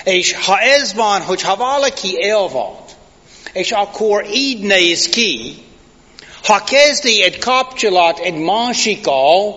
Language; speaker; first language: Hungarian; non-native, fluent; English